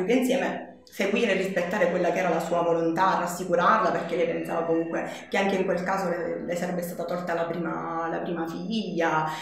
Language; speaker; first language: Italian; native; Italian